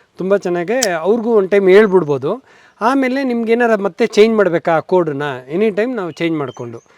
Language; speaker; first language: Kannada; native; Kannada